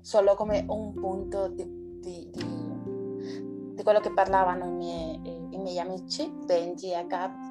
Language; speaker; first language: Italian; non-native, learner; Spanish